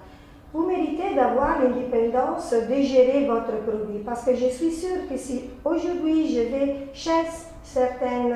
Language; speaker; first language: French; non-native, fluent; Italian